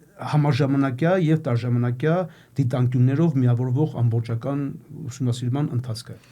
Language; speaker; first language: Armenian; native; Armenian